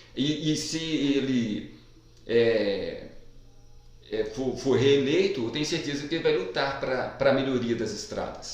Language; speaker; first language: Portuguese; native; Portuguese